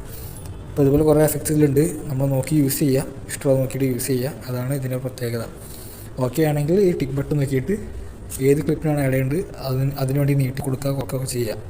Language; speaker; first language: Malayalam; native; Malayalam